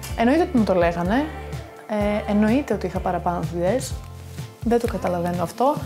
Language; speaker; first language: Greek; early bilingual, heritage; Greek